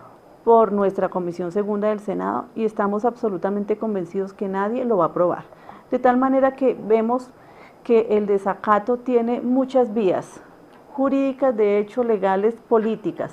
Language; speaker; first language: Spanish; native; Spanish